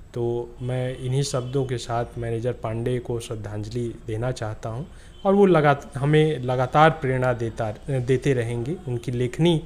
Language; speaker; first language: Hindi; native; Hindi